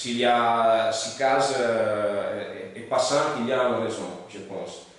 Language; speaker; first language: French; non-native, learner; Italian